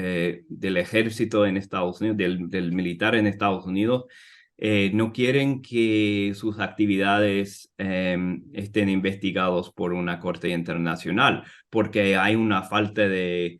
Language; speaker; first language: Spanish; non-native, fluent; English